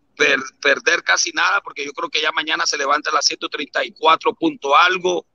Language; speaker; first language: Spanish; native; Spanish